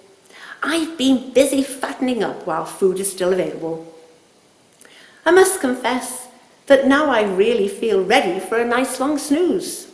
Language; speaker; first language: English; native; English